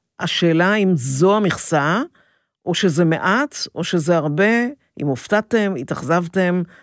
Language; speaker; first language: Hebrew; native; Hebrew